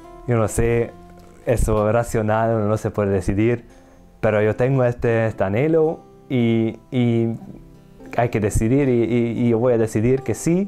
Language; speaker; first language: Spanish; non-native, learner; Hungarian